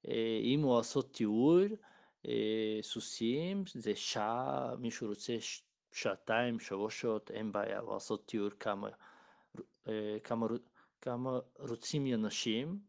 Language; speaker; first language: Hebrew; non-native, learner; Bulgarian